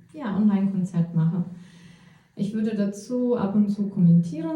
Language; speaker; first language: German; non-native, fluent; Russian